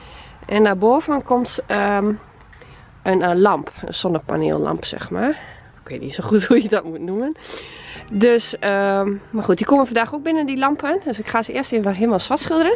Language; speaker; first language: Dutch; native; Dutch